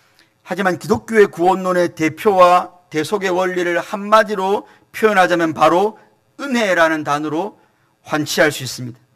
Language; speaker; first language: Korean; native; Korean